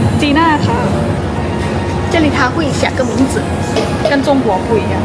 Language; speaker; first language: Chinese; non-native, learner; Thai